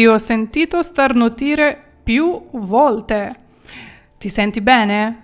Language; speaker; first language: Italian; non-native, fluent; Ukrainian